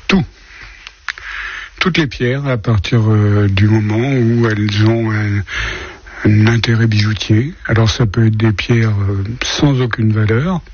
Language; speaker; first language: French; native; French